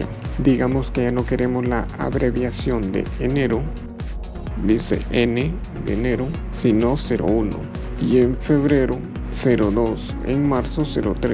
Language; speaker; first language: Spanish; native; Spanish